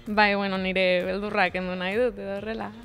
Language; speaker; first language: Basque; non-native, local second language; Spanish